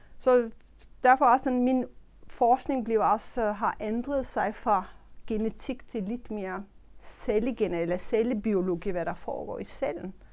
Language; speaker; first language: Danish; non-native, fluent; Turkish